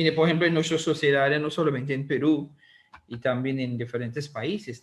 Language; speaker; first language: Spanish; non-native, learner; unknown